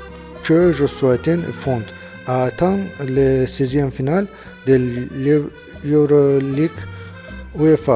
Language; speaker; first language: French; non-native, learner; Azerbaijani